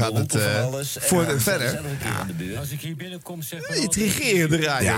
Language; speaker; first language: Dutch; native; Dutch